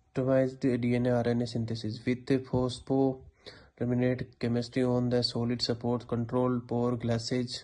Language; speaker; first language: English; non-native, learner; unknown